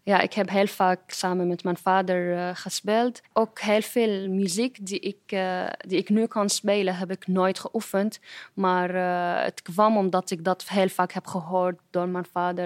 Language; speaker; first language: Dutch; non-native, fluent; Arabic